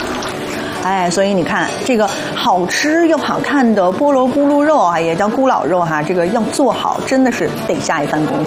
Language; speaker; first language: Chinese; native; Chinese